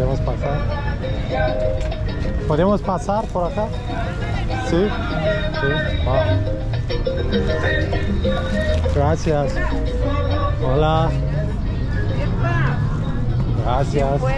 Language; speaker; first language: Spanish; non-native, learner; Romanian